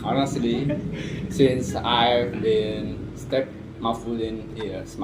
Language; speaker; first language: English; non-native, learner; Javanese